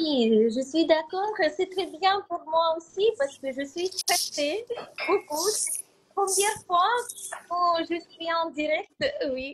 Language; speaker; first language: French; non-native, learner; Ukrainian